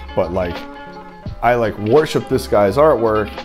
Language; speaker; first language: English; native; English